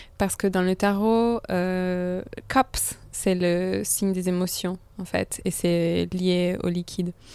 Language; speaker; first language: French; non-native, fluent; Italian